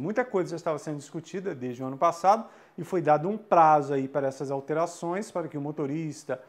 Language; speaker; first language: Portuguese; native; Portuguese